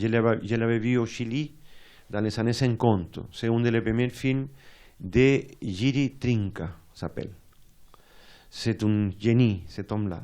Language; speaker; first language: French; non-native, fluent; Spanish